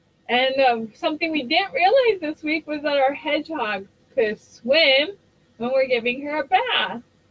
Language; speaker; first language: English; non-native, fluent; Japanese